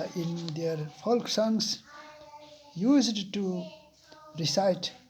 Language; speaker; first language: English; non-native, local second language; Nepali